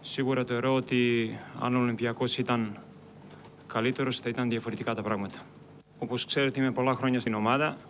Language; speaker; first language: Greek; non-native, fluent; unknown